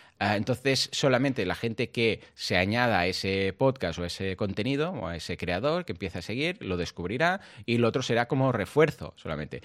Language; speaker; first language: Spanish; non-native, local second language; Catalan